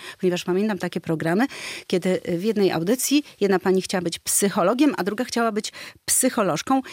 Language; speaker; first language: Polish; native; Polish